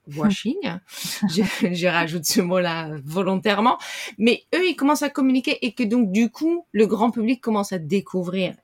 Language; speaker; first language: French; non-native, fluent; Dutch